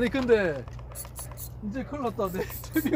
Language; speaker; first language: Korean; native; Korean